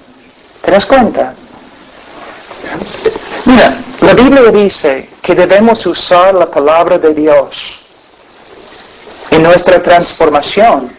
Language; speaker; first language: Spanish; non-native, fluent; English